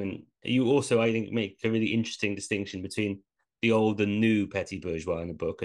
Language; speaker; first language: English; native; English